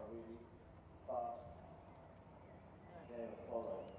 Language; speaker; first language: English; native; English